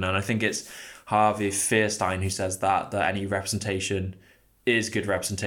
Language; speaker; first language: English; native; English